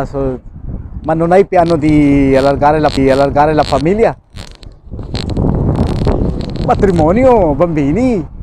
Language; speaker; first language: Italian; non-native, learner; Urdu